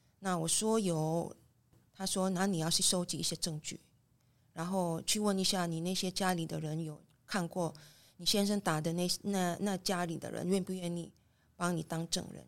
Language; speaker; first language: Chinese; non-native, fluent; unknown